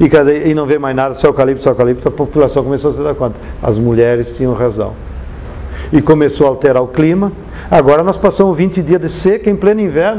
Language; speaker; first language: Portuguese; native; Portuguese